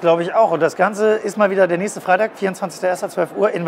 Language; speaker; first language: German; native; German